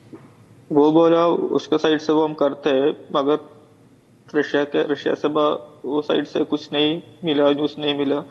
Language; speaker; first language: Hindi; non-native, local second language; Malayalam